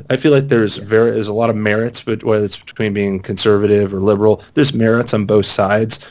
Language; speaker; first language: English; native; English